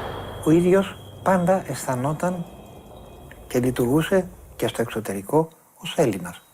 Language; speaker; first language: Greek; native; Greek